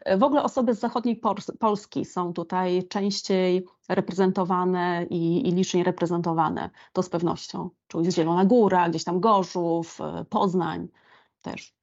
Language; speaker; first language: Polish; native; Polish